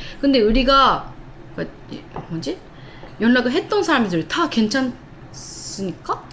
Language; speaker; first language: Korean; non-native, learner; Japanese